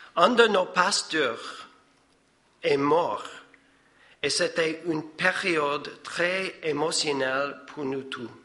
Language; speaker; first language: French; non-native, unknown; English